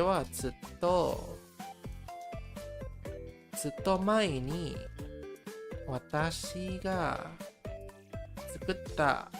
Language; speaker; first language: Japanese; non-native, learner; English